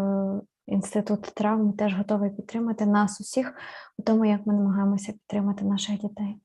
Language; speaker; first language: Ukrainian; native; Ukrainian